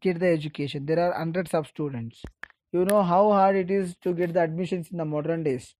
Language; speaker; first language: English; non-native, local second language; Kannada